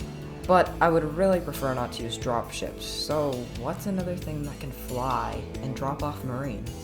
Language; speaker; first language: English; native; English